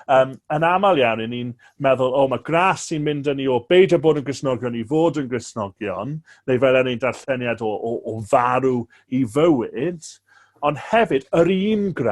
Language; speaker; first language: Welsh; native; Welsh